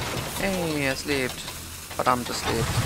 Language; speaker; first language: German; native; German